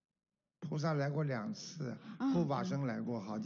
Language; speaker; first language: Chinese; native; Chinese